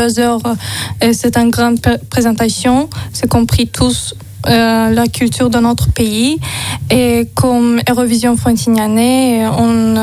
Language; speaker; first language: French; non-native, learner; Azerbaijani